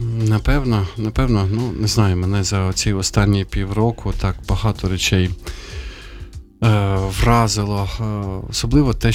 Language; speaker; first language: Ukrainian; native; Ukrainian